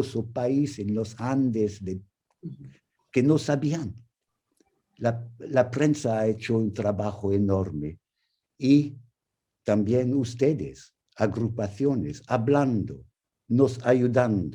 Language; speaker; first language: Spanish; non-native, fluent; English